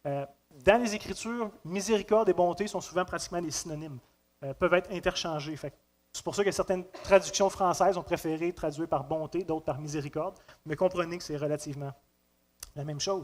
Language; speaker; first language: French; native; French